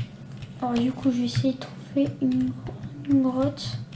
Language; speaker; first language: French; native; French